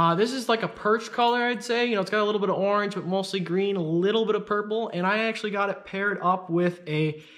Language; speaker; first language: English; native; English